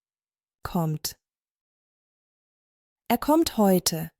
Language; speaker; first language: German; non-native, fluent; Croatian